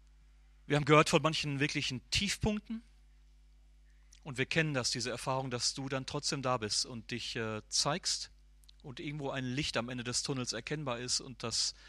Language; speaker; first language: German; native; German